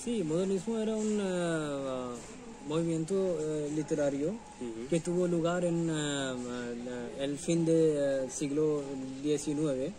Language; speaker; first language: Spanish; non-native, learner; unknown